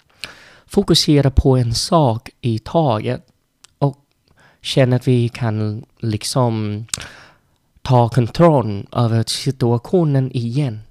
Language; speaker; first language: Swedish; non-native, learner; Vietnamese